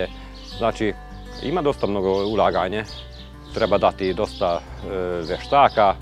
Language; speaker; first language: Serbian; non-native, local second language; Hungarian